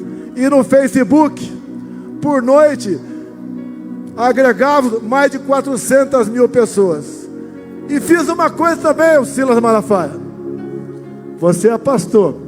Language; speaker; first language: Portuguese; native; Portuguese